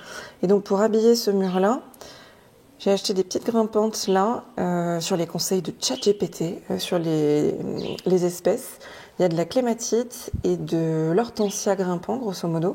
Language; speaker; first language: French; native; French